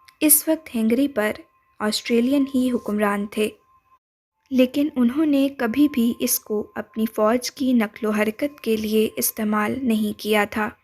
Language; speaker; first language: Urdu; native; Urdu